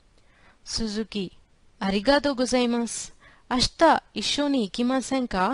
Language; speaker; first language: Japanese; non-native, fluent; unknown